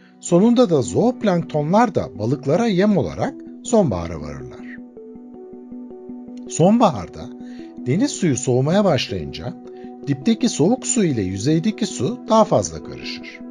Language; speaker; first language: Turkish; native; Turkish